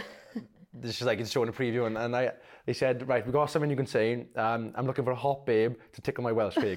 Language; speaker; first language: English; native; English